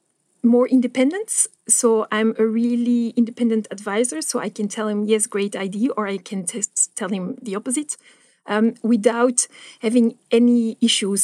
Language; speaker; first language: English; non-native, fluent; Dutch